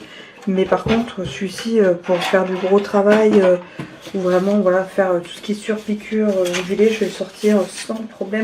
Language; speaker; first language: French; native; French